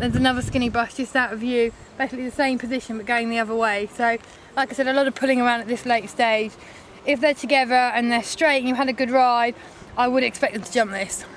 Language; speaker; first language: English; native; English